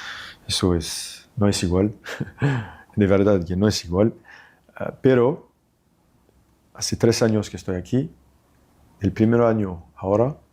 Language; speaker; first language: Spanish; non-native, fluent; French